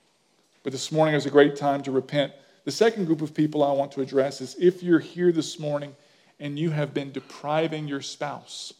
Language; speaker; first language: English; native; English